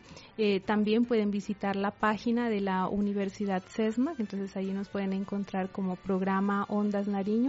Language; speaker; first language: Spanish; native; Spanish